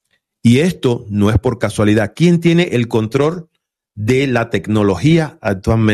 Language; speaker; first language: Spanish; native; Spanish